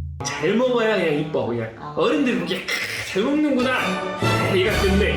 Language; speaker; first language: Korean; native; Korean